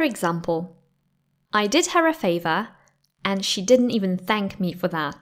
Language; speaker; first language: English; non-native, fluent; Polish